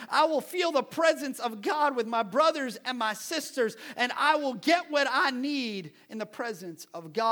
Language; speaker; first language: English; native; English